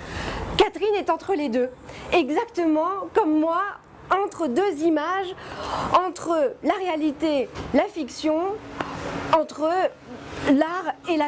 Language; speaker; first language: French; native; French